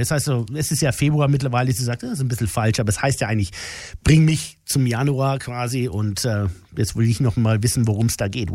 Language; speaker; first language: German; native; German